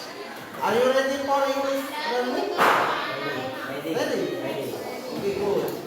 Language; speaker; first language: English; non-native, learner; Indonesian